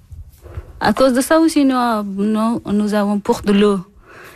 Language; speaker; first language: French; non-native, learner; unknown